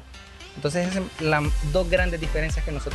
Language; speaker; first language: Spanish; native; Spanish